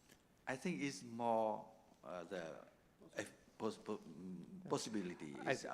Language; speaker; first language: English; non-native, learner; Vietnamese